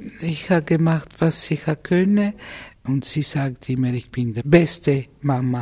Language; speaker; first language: German; non-native, fluent; Italian